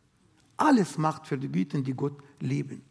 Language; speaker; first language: German; non-native, learner; Arabic